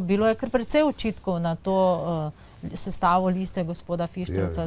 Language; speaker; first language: Slovenian; native; Slovenian